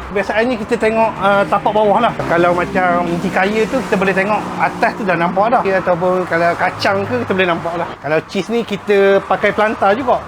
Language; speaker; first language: Malay; native; Malay